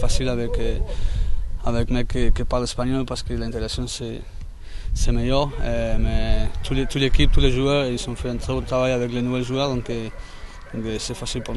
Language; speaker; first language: French; non-native, learner; Spanish